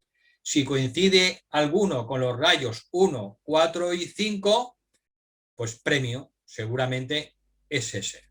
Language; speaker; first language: Spanish; native; Spanish